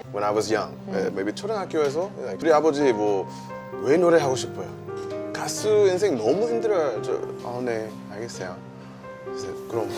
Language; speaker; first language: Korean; non-native, learner; English